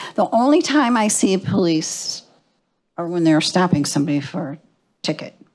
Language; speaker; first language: English; native; English